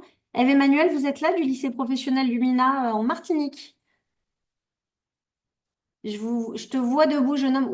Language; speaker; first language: French; native; French